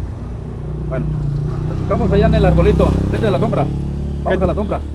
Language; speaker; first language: Spanish; native; Spanish